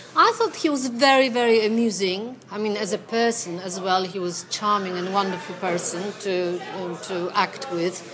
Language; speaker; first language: English; non-native, fluent; Polish